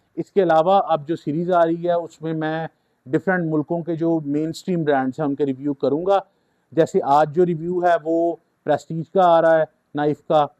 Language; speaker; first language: Urdu; native; Urdu